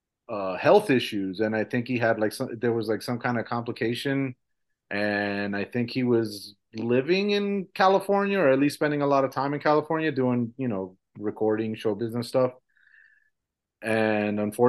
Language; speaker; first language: English; early bilingual, other home language; Spanish